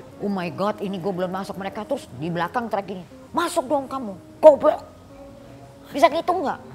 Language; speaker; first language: Indonesian; early bilingual, heritage; Indonesian